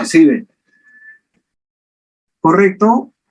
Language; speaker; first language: Spanish; native; Spanish